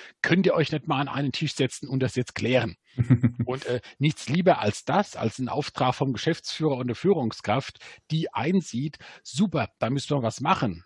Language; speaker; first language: German; native; German